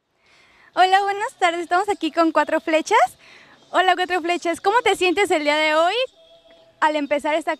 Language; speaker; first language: Spanish; native; Spanish